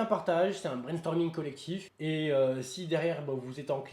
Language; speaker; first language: French; native; French